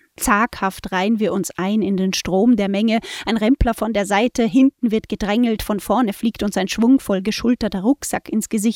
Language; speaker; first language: German; native; German